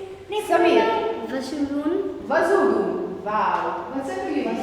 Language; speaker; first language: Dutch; non-native, fluent; Urdu